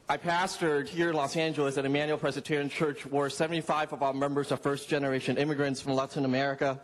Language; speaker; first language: English; non-native, local second language; Cantonese